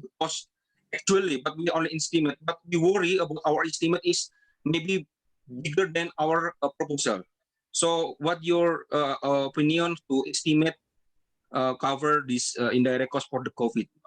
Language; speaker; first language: English; non-native, learner; Indonesian